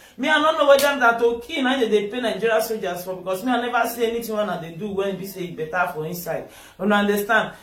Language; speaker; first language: Nigerian Pidgin; native; Nigerian Pidgin